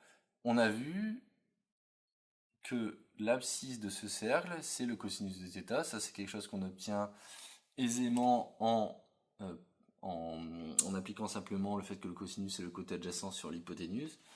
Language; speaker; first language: French; native; French